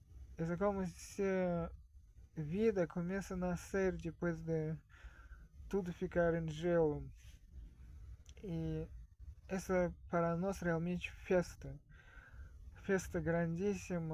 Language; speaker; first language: Portuguese; non-native, fluent; Russian